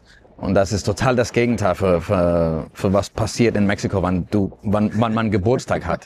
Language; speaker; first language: German; non-native, fluent; Spanish